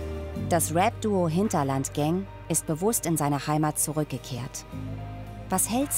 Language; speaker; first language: German; native; German